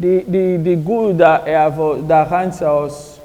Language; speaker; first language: Swedish; non-native, fluent; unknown